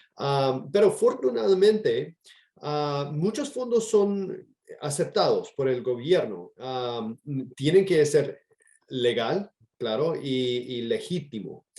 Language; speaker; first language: Spanish; non-native, fluent; English